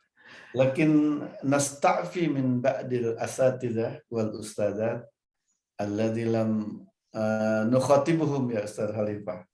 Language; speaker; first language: Arabic; non-native, fluent; Indonesian